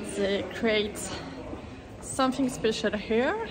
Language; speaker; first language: English; non-native, fluent; French